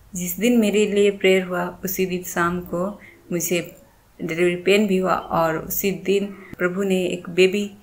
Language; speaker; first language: Hindi; native; Hindi